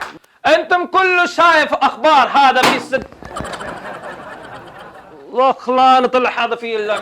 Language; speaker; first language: Arabic; non-native, learner; Punjabi